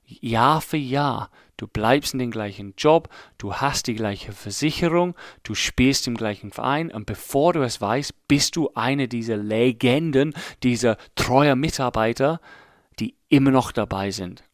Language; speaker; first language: German; non-native, fluent; English